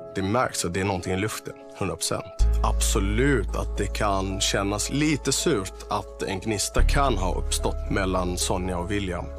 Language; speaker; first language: Swedish; non-native, fluent; Arabic